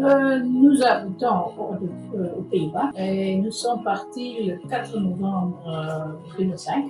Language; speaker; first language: French; non-native, learner; Dutch